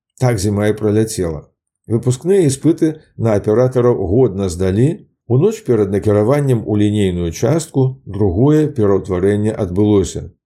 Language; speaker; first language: Belarusian; native; Belarusian